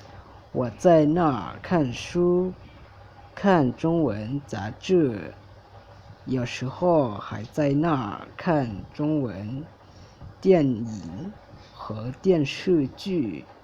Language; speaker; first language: Chinese; non-native, learner; Lao